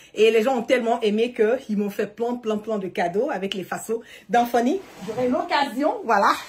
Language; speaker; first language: French; early bilingual, heritage; French